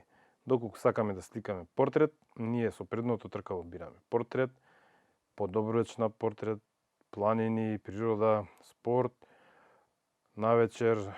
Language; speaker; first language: Macedonian; native; Macedonian